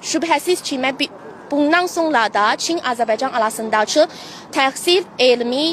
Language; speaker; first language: Azerbaijani; non-native, fluent; Chinese